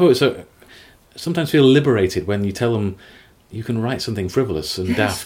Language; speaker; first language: English; native; English